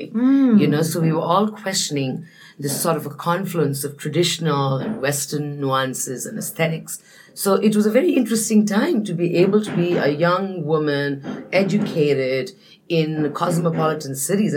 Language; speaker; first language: English; non-native, local second language; Nepali